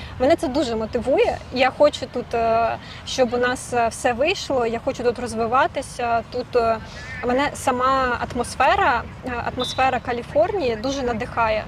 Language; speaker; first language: Ukrainian; native; Ukrainian